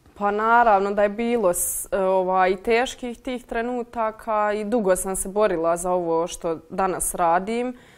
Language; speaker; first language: Croatian; native; Croatian